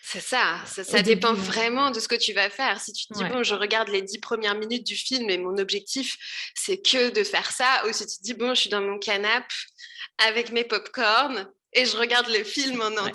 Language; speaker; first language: French; native; French